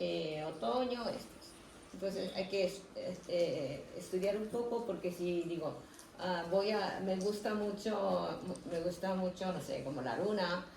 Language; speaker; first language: Spanish; non-native, fluent; Japanese